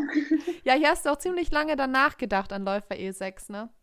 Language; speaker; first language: German; native; German